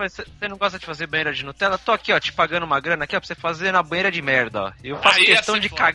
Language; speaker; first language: Portuguese; native; Portuguese